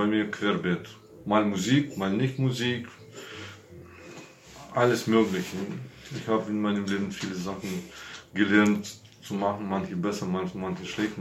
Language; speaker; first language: German; non-native, fluent; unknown